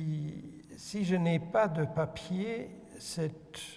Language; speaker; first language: French; non-native, fluent; Hungarian